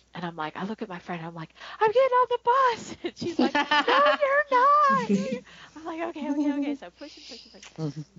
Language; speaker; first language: English; native; English